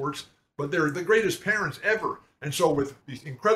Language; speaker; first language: English; native; English